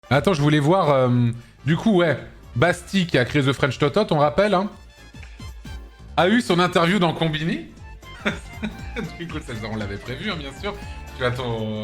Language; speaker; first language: French; native; French